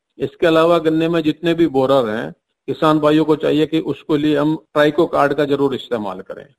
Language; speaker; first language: Hindi; native; Hindi